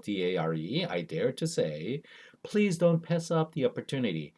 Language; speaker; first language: English; non-native, fluent; Korean